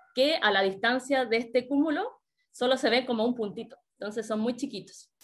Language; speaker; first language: Spanish; native; Spanish